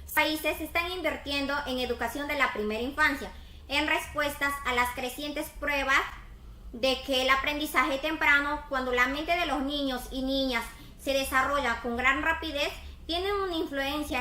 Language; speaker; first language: Spanish; native; Spanish